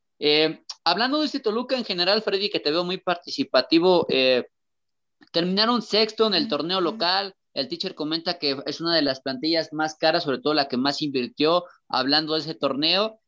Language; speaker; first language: Spanish; native; Spanish